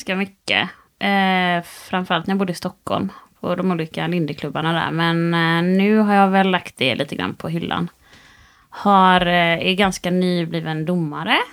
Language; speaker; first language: Swedish; native; Swedish